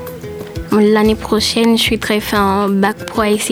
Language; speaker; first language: French; non-native, learner; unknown